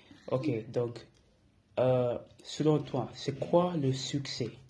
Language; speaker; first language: French; early bilingual, other home language; English